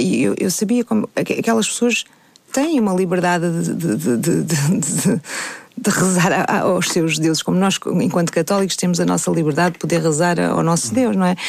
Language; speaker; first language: Portuguese; native; Portuguese